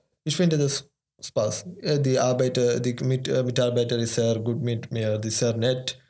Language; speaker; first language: German; non-native, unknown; Malayalam